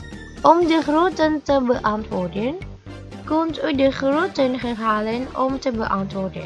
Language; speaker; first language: Dutch; non-native, fluent; Indonesian